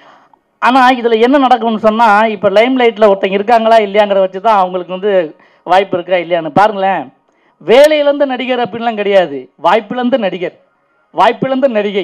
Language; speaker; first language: Tamil; native; Tamil